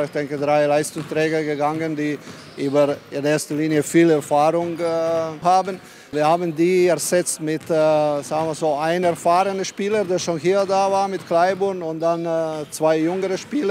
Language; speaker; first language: German; non-native, fluent; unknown